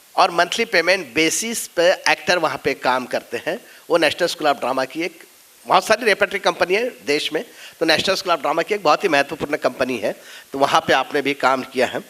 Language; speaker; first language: Hindi; non-native, local second language; Marathi